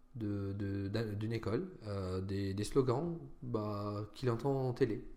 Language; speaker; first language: French; non-native, fluent; Arabic